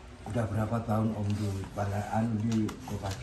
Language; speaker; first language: Indonesian; non-native, local second language; Javanese